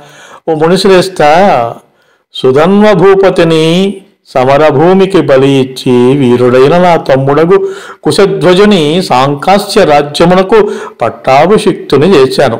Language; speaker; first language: Telugu; native; Telugu